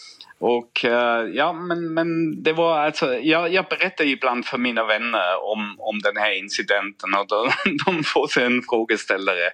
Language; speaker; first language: Swedish; non-native, fluent; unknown